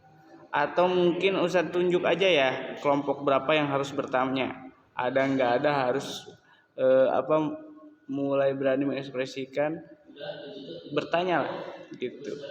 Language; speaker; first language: Indonesian; native; Indonesian